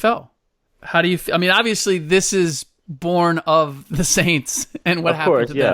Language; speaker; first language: English; native; English